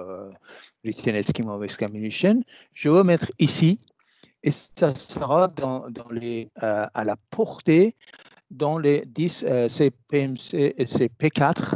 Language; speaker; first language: French; non-native, fluent; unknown